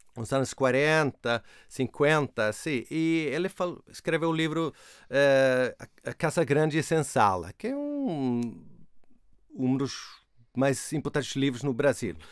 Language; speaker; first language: Portuguese; non-native, fluent; Swedish